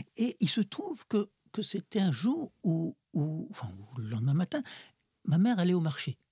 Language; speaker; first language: French; early bilingual, other home language; Russian